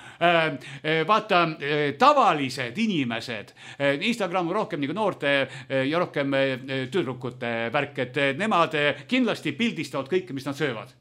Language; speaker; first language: Estonian; native; Estonian